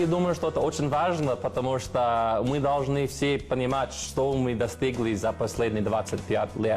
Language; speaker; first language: Russian; non-native, fluent; English